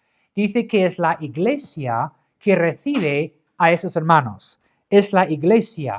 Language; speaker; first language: Spanish; non-native, fluent; English